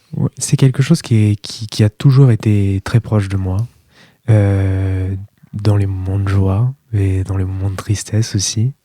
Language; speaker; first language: French; native; French